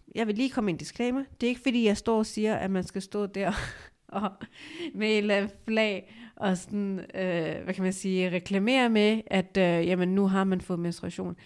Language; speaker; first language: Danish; early bilingual, other home language; Urdu